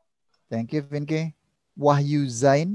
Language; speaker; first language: English; non-native, learner; Indonesian